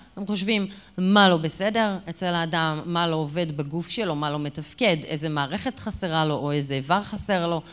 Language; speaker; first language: Hebrew; native; Hebrew